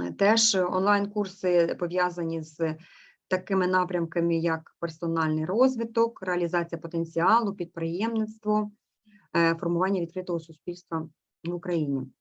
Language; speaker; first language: Ukrainian; native; Ukrainian